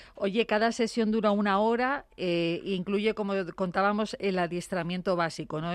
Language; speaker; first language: Spanish; native; Spanish